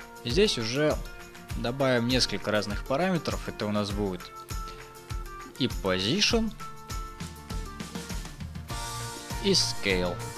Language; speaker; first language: Russian; native; Russian